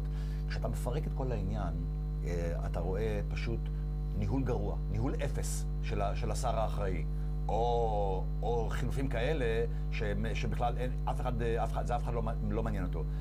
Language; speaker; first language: Hebrew; native; Hebrew